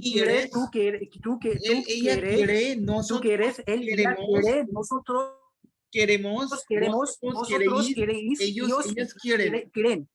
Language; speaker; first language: Spanish; non-native, learner; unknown